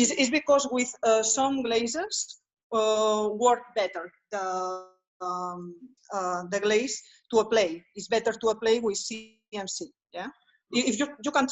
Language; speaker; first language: English; non-native, learner; Spanish